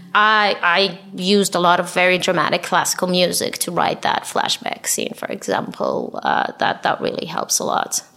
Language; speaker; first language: English; non-native, fluent; Hebrew